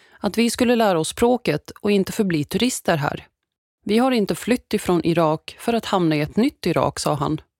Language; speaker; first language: Swedish; early bilingual, other home language; Assyrian Neo-Aramaic